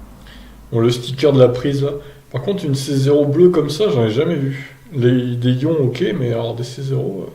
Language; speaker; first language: French; native; French